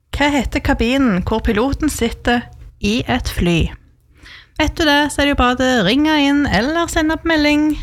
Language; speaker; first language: Norwegian; native; Norwegian